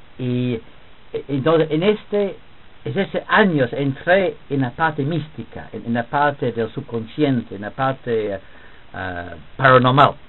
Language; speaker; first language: Spanish; non-native, fluent; English